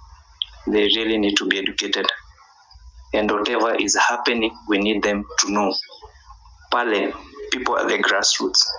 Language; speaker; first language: English; non-native, local second language; Swahili